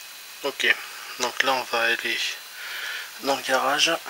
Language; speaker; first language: French; native; French